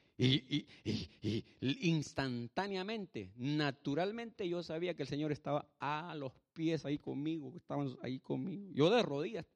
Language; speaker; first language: Spanish; native; Spanish